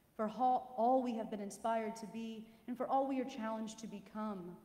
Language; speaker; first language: English; native; English